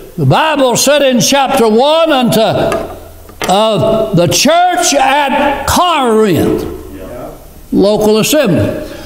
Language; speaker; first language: English; native; English